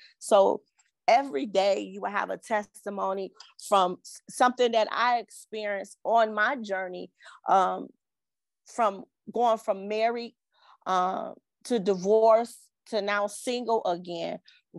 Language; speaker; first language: English; native; English